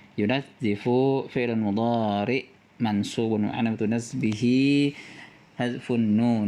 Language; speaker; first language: Arabic; non-native, fluent; Indonesian